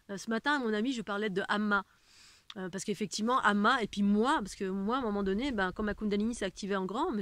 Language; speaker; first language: French; native; French